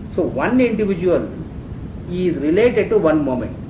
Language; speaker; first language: English; non-native, local second language; Kannada